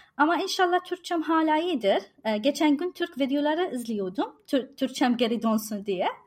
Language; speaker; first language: Turkish; non-native, fluent; Arabic